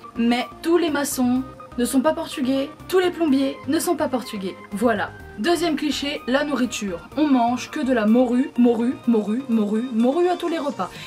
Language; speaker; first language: French; early bilingual, other home language; Portuguese